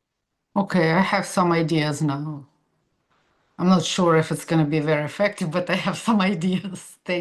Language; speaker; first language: English; non-native, fluent; Russian